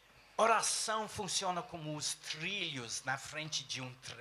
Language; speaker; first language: Portuguese; non-native, fluent; English